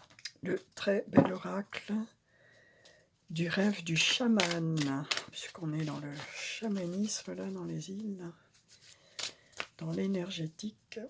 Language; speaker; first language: French; native; French